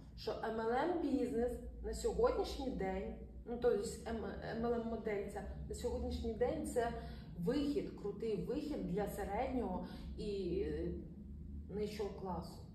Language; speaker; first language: Ukrainian; non-native, local second language; Russian